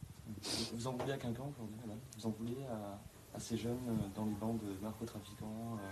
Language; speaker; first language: French; native; French